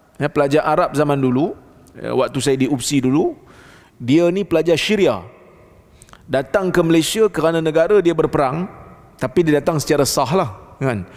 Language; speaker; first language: Malay; native; Malay